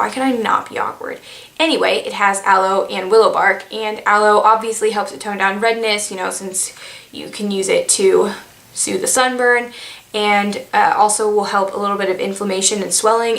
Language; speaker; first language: English; native; English